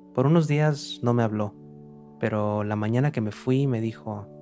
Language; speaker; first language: Spanish; native; Spanish